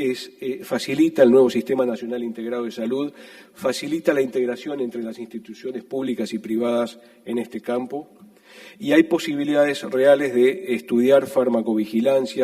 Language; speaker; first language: Spanish; native; Spanish